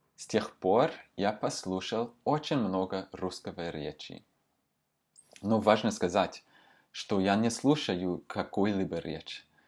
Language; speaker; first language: Russian; non-native, fluent; Swiss German